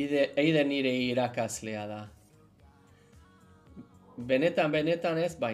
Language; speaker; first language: Basque; non-native, learner; English